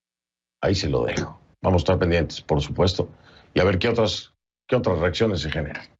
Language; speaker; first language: Spanish; native; Spanish